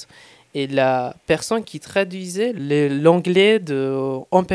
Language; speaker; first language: French; non-native, fluent; Persian